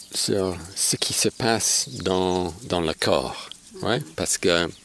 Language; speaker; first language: French; non-native, fluent; English